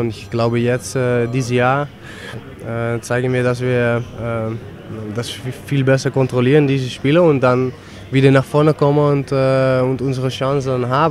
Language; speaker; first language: German; non-native, fluent; Dutch